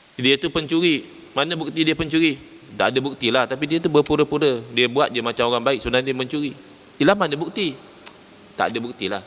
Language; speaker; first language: Malay; native; Malay